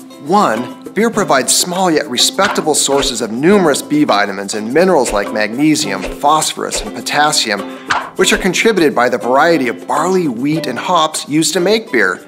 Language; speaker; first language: English; native; English